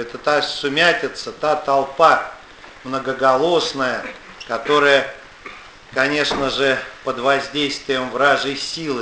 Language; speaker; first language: Russian; native; Russian